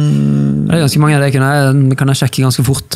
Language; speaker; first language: Norwegian; native; Norwegian